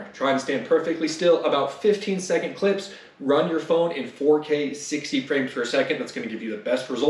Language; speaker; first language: English; native; English